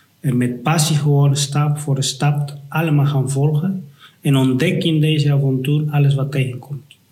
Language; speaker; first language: Dutch; non-native, fluent; Spanish